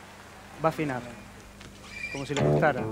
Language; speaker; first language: Spanish; native; Spanish